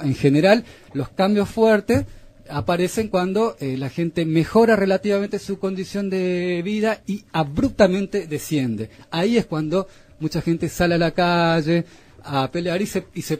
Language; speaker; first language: Spanish; native; Spanish